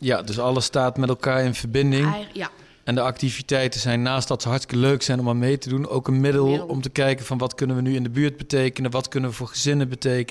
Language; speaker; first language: Dutch; native; Dutch